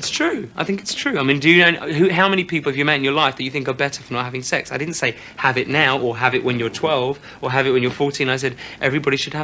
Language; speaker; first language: English; native; English